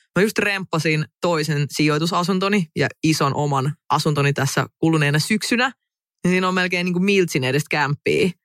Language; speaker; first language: Finnish; early bilingual, other home language; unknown